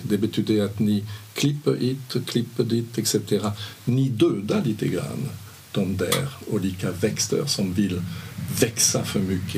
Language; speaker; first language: Swedish; non-native, fluent; French